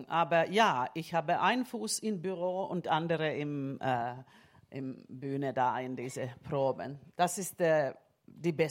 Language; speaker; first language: German; non-native, fluent; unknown